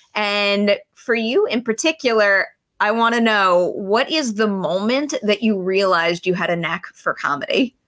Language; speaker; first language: English; native; English